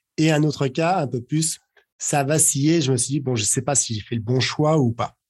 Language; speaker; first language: French; native; French